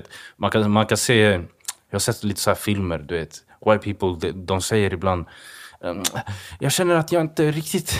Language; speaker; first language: Swedish; early bilingual, other home language; Swahili